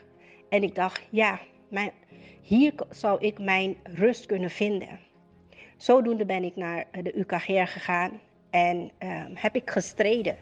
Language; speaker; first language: Dutch; native; Dutch